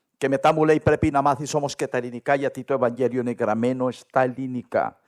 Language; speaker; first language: Greek; non-native, learner; Spanish